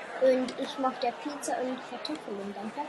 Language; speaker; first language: German; non-native, learner; English